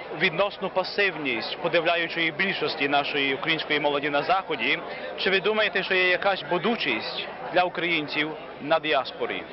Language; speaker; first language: Ukrainian; early bilingual, heritage; Ukrainian